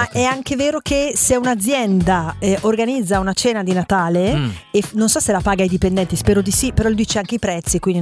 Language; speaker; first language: Italian; native; Italian